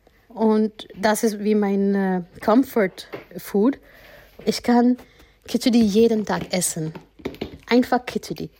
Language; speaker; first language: German; non-native, fluent; Gujarati